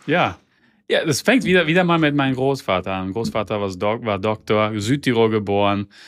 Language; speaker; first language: German; early bilingual, heritage; Italian